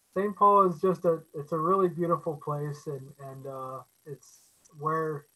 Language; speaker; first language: English; native; English